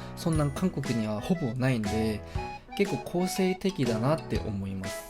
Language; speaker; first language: Japanese; non-native, fluent; Korean